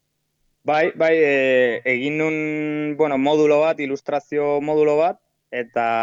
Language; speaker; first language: Basque; non-native, local second language; Spanish